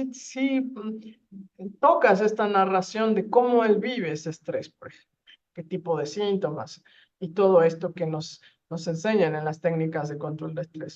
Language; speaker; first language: Spanish; native; Spanish